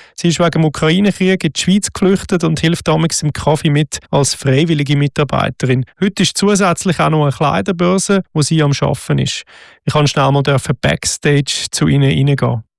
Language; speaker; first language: German; native; German